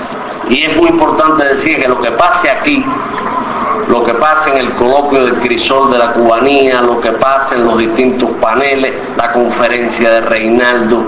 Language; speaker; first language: Spanish; native; Spanish